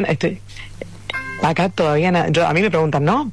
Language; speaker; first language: Spanish; native; Spanish